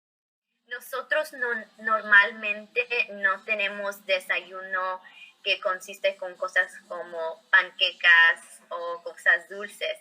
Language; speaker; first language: Spanish; early bilingual, heritage; Spanish